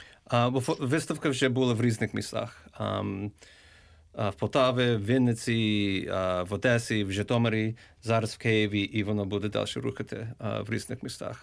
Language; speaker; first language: Ukrainian; early bilingual, heritage; English